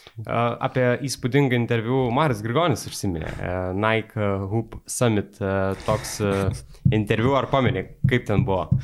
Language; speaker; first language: Lithuanian; native; Lithuanian